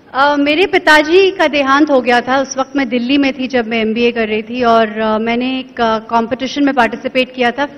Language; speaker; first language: Hindi; native; Hindi